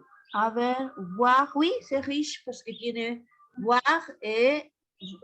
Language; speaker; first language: French; non-native, fluent; Spanish